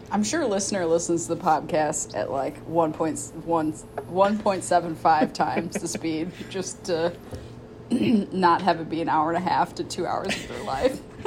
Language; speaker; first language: English; native; English